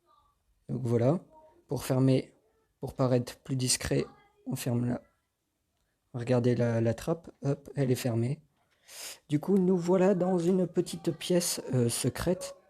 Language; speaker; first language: French; native; French